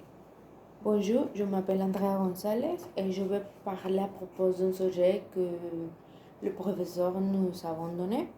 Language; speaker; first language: French; non-native, learner; Spanish